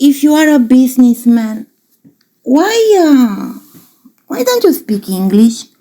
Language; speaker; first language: English; non-native, fluent; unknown